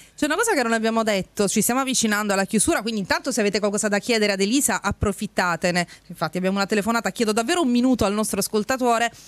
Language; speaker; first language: Italian; native; Italian